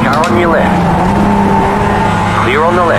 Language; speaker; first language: English; native; English